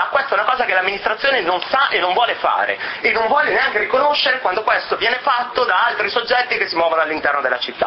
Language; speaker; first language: Italian; native; Italian